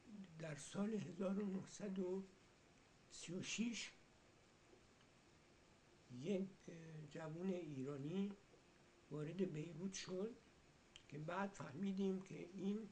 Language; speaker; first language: Persian; early bilingual, heritage; Persian